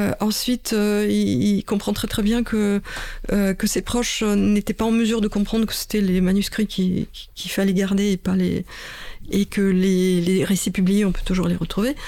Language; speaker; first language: French; non-native, fluent; Russian